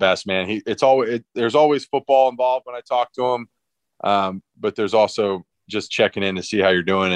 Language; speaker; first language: English; native; English